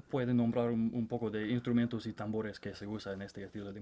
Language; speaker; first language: Spanish; non-native, learner; English